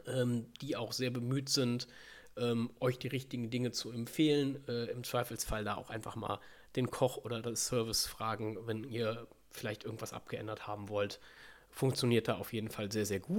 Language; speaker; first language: German; native; German